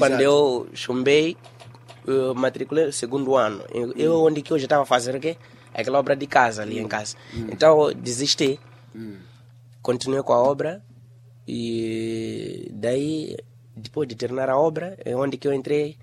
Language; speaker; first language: Portuguese; non-native, local second language; Shona